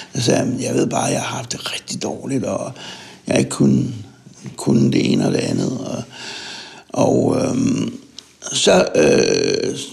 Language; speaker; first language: Danish; native; Danish